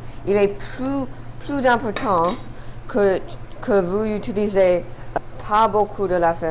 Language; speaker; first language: French; non-native, learner; English